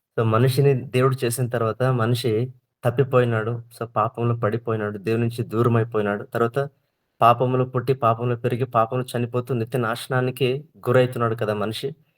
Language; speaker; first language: Telugu; non-native, local second language; Kannada